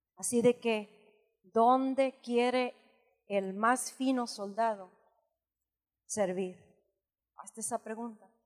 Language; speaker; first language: Spanish; early bilingual, heritage; Spanish